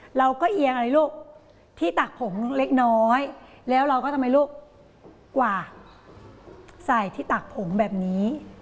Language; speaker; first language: Thai; native; Thai